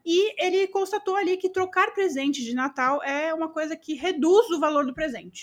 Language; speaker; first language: Portuguese; native; Portuguese